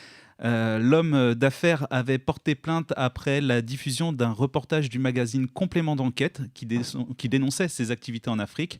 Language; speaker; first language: French; native; French